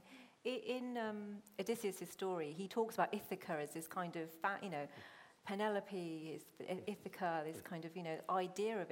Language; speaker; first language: English; non-native, local second language; Punjabi